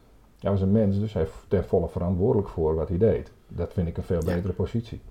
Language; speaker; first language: Dutch; native; Dutch